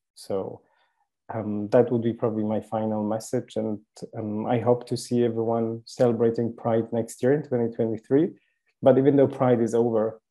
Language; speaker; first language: English; non-native, fluent; Polish